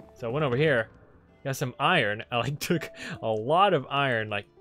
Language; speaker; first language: English; native; English